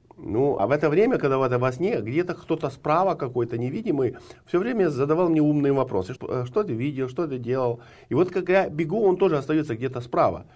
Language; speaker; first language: Russian; non-native, local second language; Ukrainian